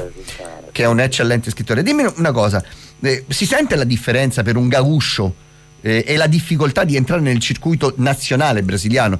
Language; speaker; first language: Italian; native; Italian